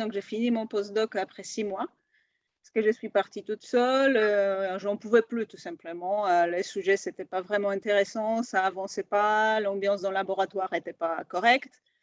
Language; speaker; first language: French; non-native, fluent; Polish